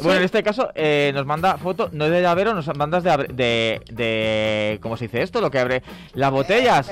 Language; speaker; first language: Spanish; native; Spanish